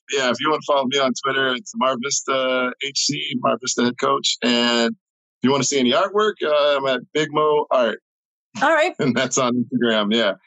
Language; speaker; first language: English; native; English